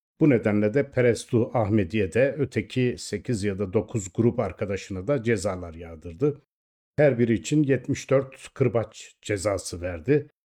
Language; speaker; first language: Turkish; native; Turkish